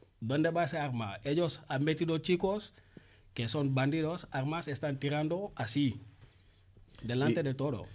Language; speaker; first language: Spanish; non-native, learner; Wolof